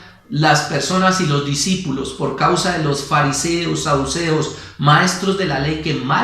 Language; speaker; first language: Spanish; native; Spanish